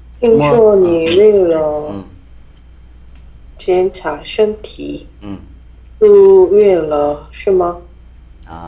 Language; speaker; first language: Chinese; non-native, learner; Korean